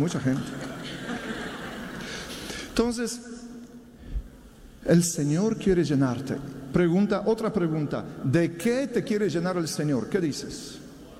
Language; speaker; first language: Spanish; non-native, fluent; Polish